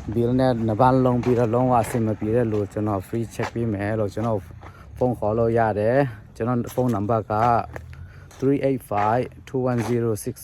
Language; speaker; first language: Burmese; non-native, local second language; Tedim Chin